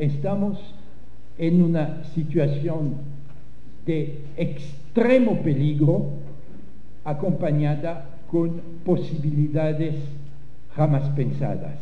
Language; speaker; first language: Spanish; non-native, fluent; French